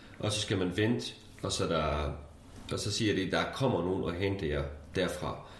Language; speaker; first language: Danish; non-native, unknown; Kurdish